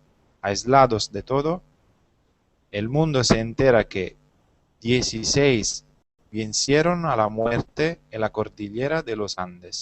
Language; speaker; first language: Spanish; non-native, learner; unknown